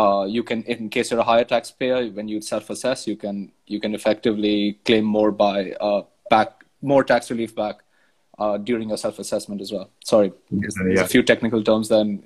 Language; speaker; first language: English; non-native, local second language; Hindi